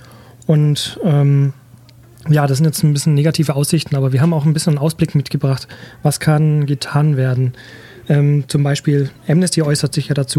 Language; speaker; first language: German; native; German